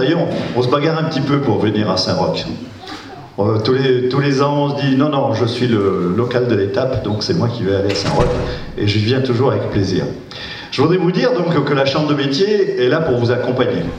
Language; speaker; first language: French; native; French